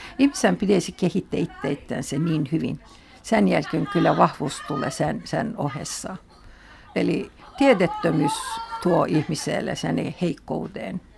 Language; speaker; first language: Finnish; non-native, fluent; Turkish